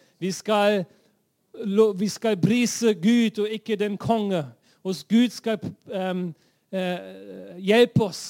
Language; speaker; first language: Norwegian; non-native, fluent; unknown